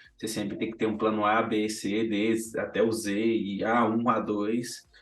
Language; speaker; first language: Portuguese; native; Portuguese